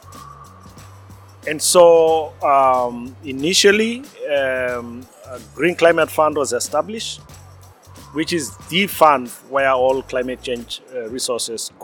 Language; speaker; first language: English; non-native, local second language; Masai